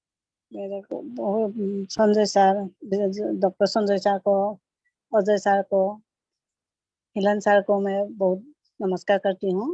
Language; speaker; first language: Hindi; non-native, local second language; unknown